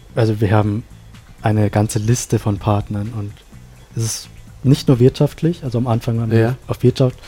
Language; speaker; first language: German; non-native, fluent; Sinhala